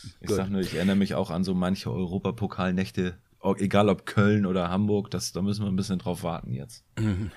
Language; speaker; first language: German; native; German